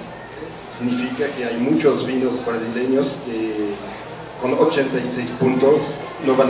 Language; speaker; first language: Spanish; non-native, fluent; French